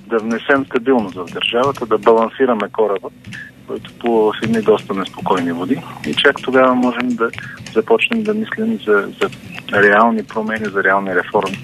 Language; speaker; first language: Bulgarian; native; Bulgarian